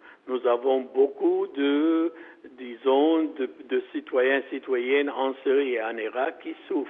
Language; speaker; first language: French; non-native, fluent; Arabic